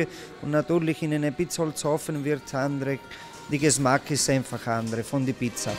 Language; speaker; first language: German; non-native, learner; Italian